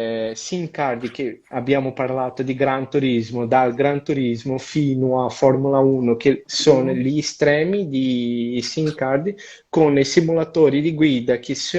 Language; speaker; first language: Italian; non-native, learner; Portuguese